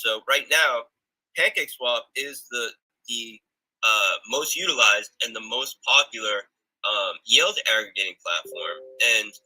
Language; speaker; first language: English; native; English